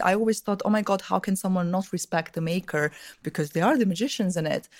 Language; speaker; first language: English; early bilingual, other home language; Russian